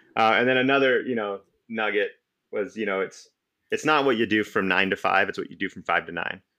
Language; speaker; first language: English; native; English